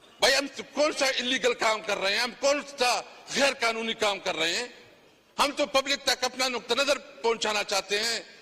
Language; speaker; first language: Urdu; non-native, local second language; Pashto